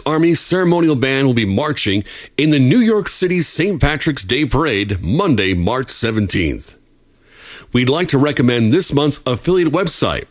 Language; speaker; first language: English; native; English